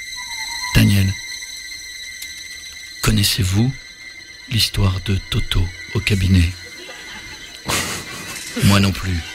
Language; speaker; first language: French; native; French